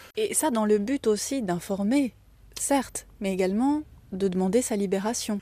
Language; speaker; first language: French; native; French